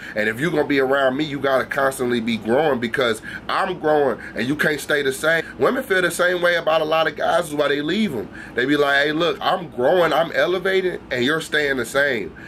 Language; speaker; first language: English; native; English